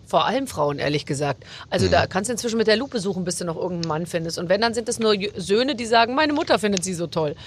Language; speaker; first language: German; native; German